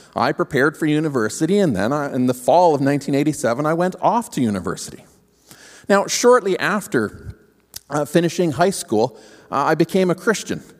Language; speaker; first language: English; native; English